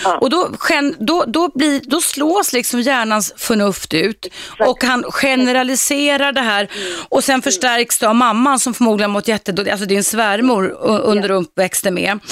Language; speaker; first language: Swedish; native; Swedish